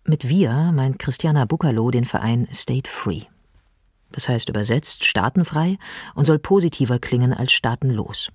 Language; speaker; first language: German; native; German